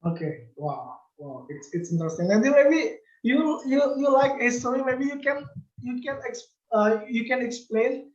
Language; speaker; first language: English; non-native, learner; Indonesian